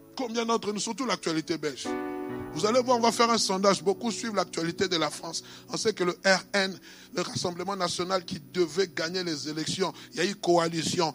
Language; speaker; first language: French; non-native, local second language; Lingala